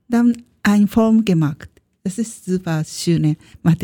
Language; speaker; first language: German; non-native, learner; Japanese